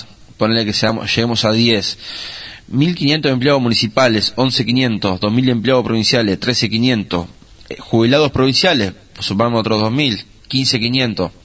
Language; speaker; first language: Spanish; native; Spanish